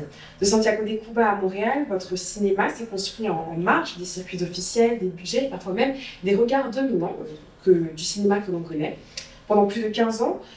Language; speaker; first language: French; native; French